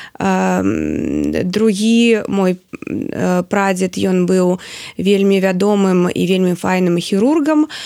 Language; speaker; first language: Belarusian; non-native, local second language; Russian